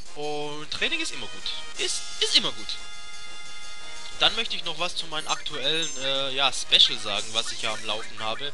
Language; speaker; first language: German; native; German